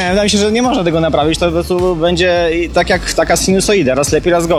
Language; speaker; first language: Polish; native; Polish